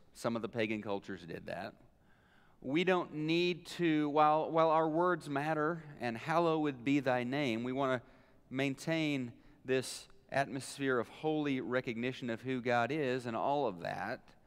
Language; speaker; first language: English; native; English